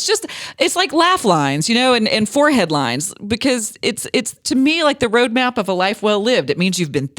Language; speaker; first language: English; native; English